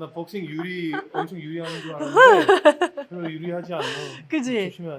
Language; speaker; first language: Korean; non-native, learner; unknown